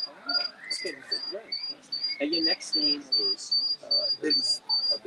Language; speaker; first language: English; native; English